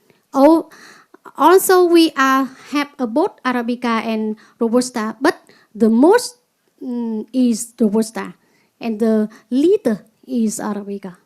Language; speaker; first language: English; non-native, learner; Vietnamese